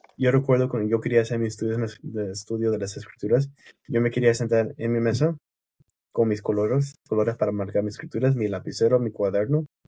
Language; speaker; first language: Spanish; non-native, fluent; English